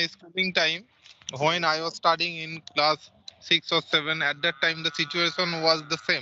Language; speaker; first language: English; non-native, local second language; Santali